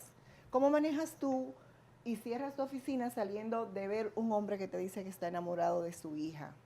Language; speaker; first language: Spanish; native; Spanish